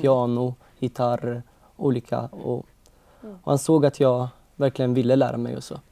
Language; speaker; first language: Swedish; early bilingual, other home language; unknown